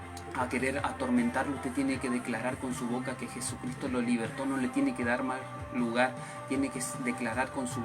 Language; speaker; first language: Spanish; native; Spanish